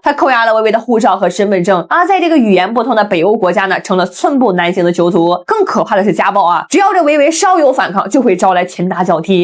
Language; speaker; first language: Chinese; native; Chinese